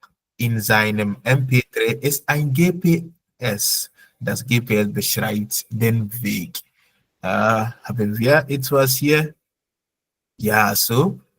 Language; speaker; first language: German; non-native, fluent; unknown